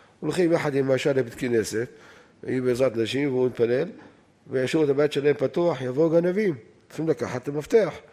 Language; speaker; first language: Hebrew; native; Hebrew